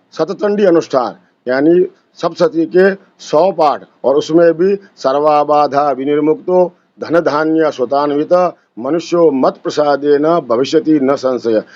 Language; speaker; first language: Hindi; native; Hindi